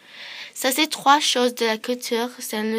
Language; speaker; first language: French; non-native, learner; English